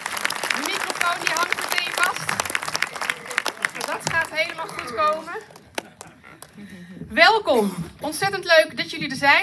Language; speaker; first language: Dutch; native; Dutch